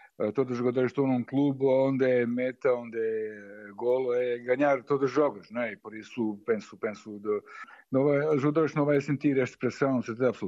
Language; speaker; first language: Portuguese; non-native, fluent; Serbian